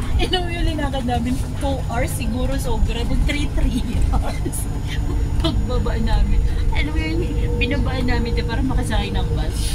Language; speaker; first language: Filipino; native; Filipino